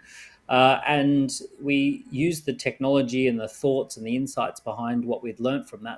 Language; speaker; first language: English; native; English